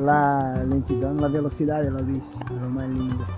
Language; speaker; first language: Spanish; early bilingual, heritage; Spanish